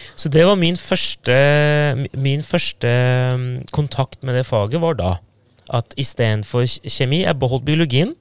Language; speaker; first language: Norwegian; non-native, fluent; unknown